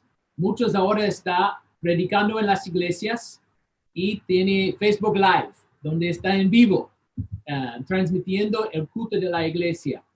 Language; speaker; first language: Spanish; non-native, fluent; English